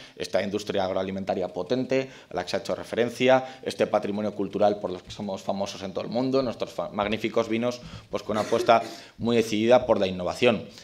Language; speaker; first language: Spanish; native; Spanish